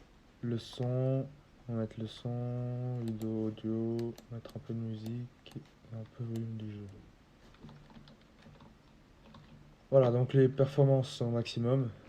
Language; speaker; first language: French; native; French